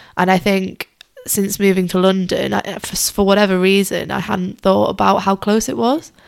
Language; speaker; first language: English; native; English